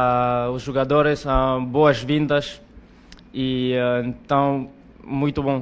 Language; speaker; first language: Portuguese; non-native, learner; French